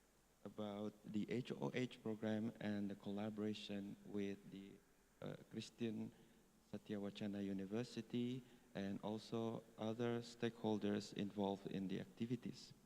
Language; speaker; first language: English; non-native, fluent; Indonesian